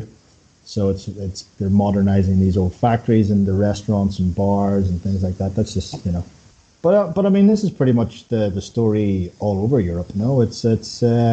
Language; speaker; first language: English; native; English